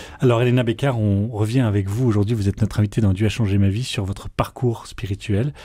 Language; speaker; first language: French; native; French